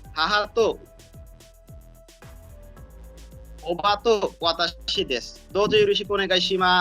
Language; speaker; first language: Japanese; non-native, learner; Bangla